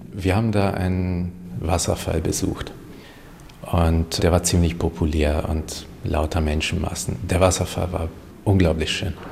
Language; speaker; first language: German; non-native, fluent; Hungarian